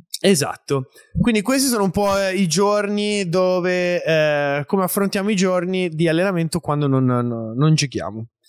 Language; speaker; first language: Italian; native; Italian